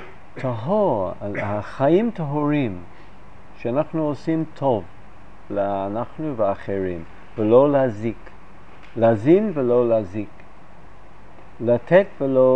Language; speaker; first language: Hebrew; non-native, fluent; English